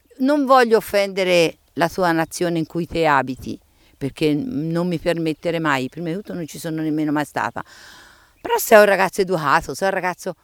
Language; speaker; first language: Italian; native; Italian